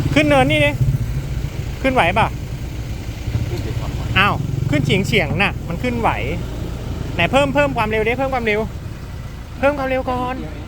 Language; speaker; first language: Thai; native; Thai